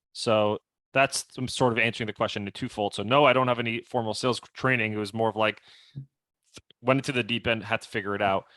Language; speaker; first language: English; native; English